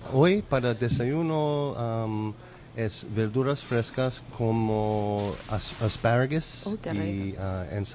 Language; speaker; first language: Spanish; non-native, learner; English